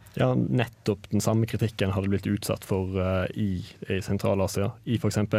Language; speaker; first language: Norwegian; native; Norwegian